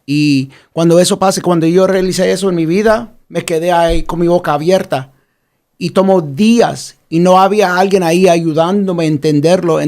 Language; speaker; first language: Spanish; early bilingual, heritage; Spanish